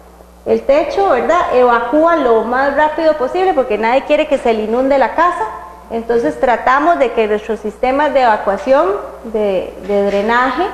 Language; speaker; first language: Spanish; native; Spanish